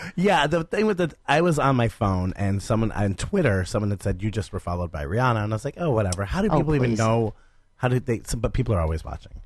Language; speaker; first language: English; native; English